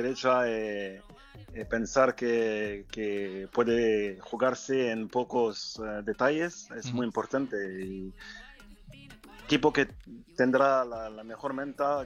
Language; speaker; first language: Spanish; non-native, fluent; French